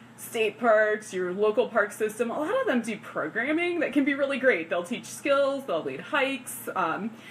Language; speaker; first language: English; native; English